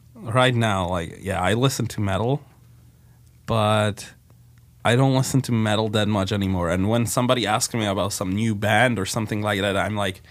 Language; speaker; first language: English; non-native, fluent; Slovak